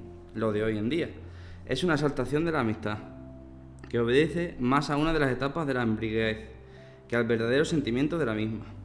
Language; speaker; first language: Spanish; native; Spanish